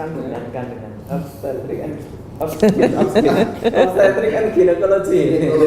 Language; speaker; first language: English; non-native, learner; Indonesian